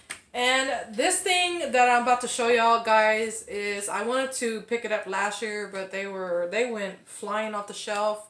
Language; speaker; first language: English; native; English